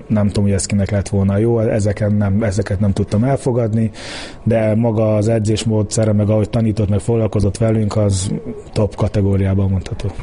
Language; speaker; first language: Hungarian; early bilingual, heritage; Hungarian